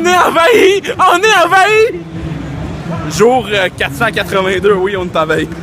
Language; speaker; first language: French; native; French